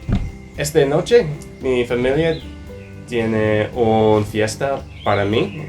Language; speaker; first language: Spanish; non-native, learner; English